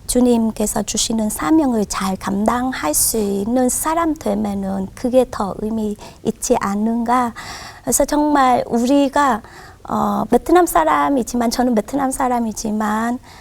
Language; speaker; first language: Korean; non-native, fluent; Vietnamese